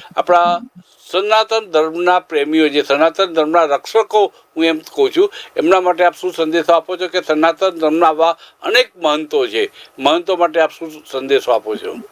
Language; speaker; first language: Gujarati; native; Gujarati